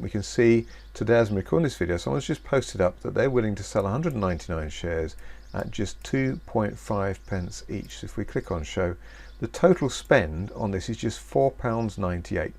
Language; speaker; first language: English; native; English